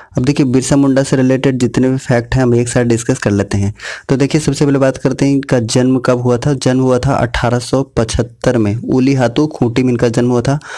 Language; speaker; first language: Hindi; native; Hindi